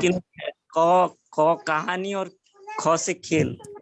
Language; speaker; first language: Hindi; non-native, local second language; Bangla